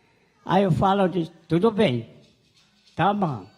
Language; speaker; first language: Portuguese; non-native, local second language; Guarani